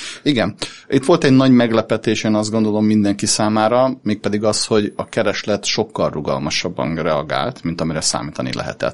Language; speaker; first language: Hungarian; native; Hungarian